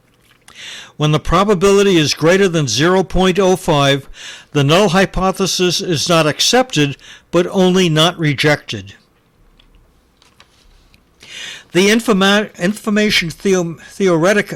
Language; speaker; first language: English; native; English